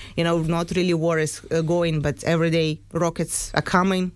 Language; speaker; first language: English; non-native, fluent; Ukrainian